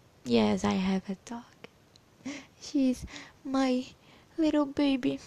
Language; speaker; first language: English; non-native, learner; Portuguese